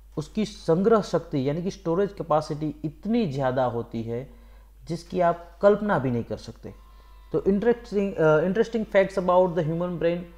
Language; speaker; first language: Hindi; non-native, local second language; Gujarati